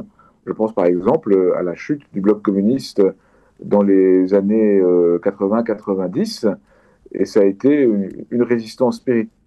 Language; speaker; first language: French; native; French